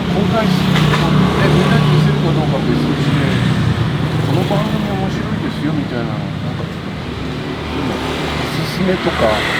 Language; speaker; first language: Japanese; native; Japanese